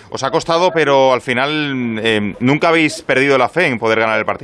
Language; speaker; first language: Spanish; native; Spanish